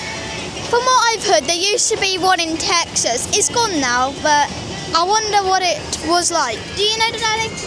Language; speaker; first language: English; native; English